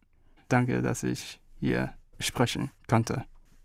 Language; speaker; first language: German; early bilingual, other home language; Korean